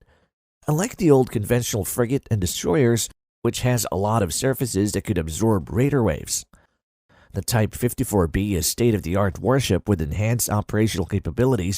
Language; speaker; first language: English; non-native, fluent; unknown